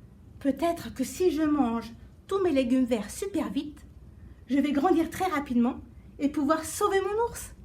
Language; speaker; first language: French; native; French